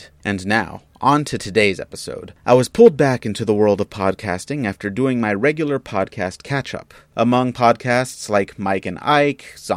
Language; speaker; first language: English; native; English